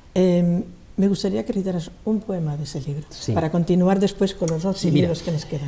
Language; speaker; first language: Spanish; native; Spanish